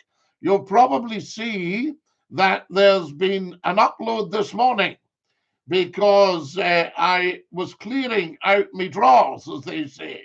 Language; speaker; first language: English; native; English